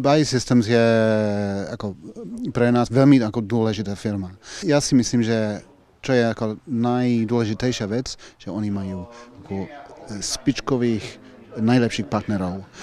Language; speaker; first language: Slovak; non-native, fluent; English